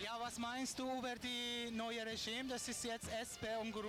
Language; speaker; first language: German; non-native, learner; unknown